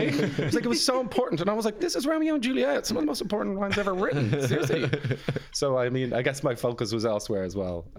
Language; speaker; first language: English; native; English